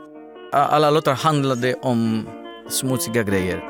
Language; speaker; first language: Swedish; non-native, learner; Greek